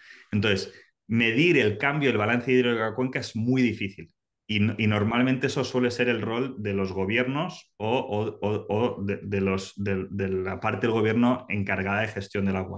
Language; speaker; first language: Spanish; native; Spanish